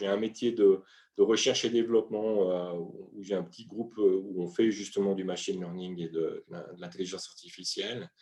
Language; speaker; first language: French; native; French